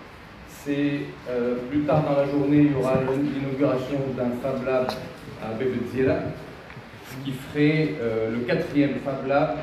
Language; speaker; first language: French; non-native, local second language; Arabic